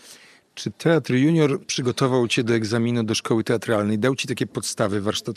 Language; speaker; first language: Polish; native; Polish